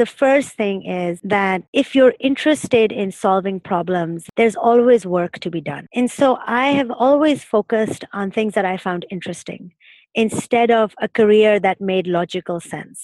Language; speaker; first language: English; non-native, local second language; Urdu